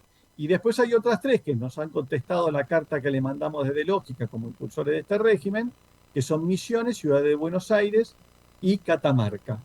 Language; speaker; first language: Spanish; native; Spanish